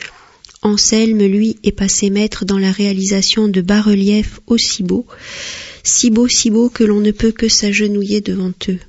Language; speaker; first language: French; native; French